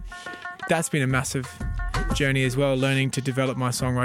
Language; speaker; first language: English; native; English